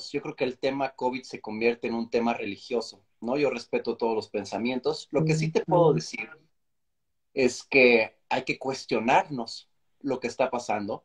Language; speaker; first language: Spanish; native; Spanish